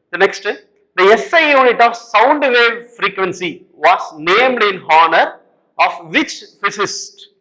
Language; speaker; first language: English; non-native, local second language; Tamil